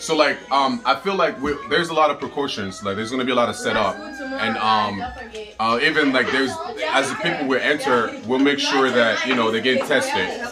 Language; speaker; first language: English; early bilingual, other home language; French